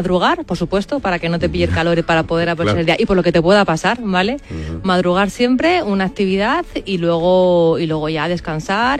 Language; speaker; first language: Spanish; native; Spanish